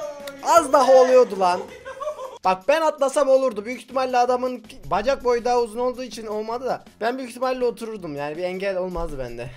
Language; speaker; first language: Turkish; native; Turkish